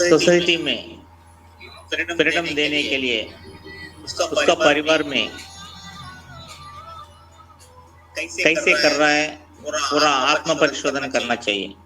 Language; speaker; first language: Hindi; non-native, local second language; Telugu